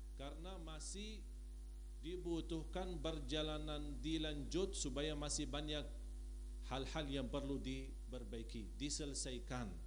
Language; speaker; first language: Indonesian; non-native, fluent; Arabic